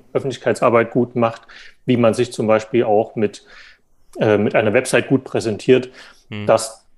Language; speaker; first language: German; native; German